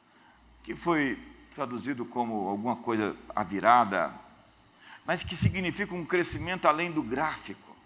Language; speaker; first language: Portuguese; native; Portuguese